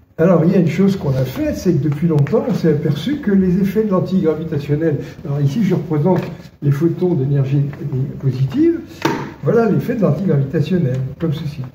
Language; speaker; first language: French; native; French